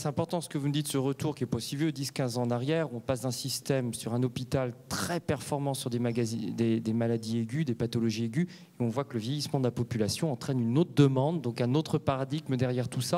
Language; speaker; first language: French; native; French